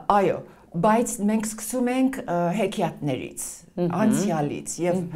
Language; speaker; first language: Armenian; early bilingual, heritage; Armenian